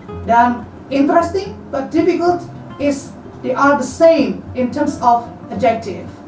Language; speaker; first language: English; non-native, fluent; Indonesian